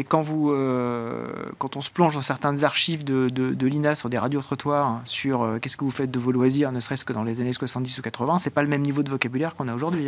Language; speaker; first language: French; native; French